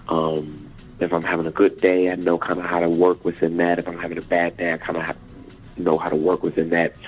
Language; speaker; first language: English; native; English